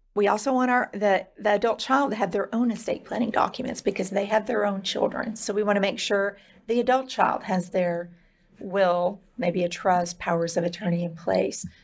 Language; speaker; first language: English; native; English